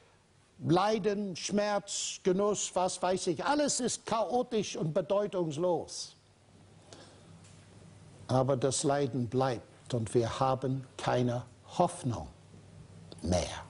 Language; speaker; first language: German; non-native, fluent; English